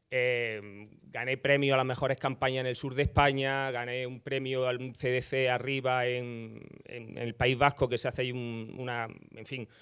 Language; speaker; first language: Spanish; native; Spanish